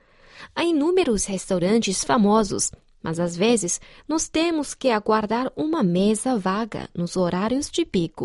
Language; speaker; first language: Portuguese; non-native, fluent; Chinese